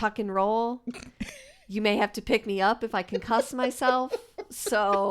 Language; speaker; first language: English; native; English